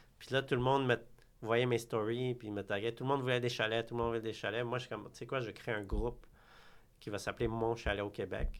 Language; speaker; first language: French; early bilingual, other home language; Khmer